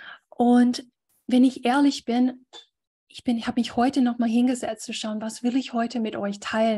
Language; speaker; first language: German; non-native, fluent; English